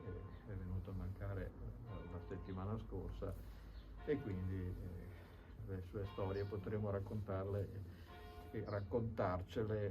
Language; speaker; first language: Italian; native; Italian